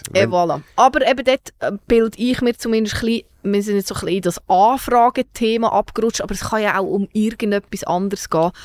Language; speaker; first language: German; native; German